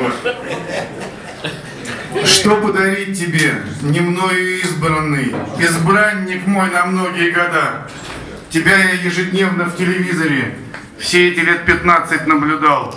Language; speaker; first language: Russian; native; Russian